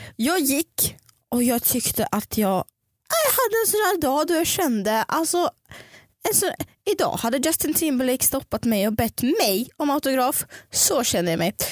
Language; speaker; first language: Swedish; native; Swedish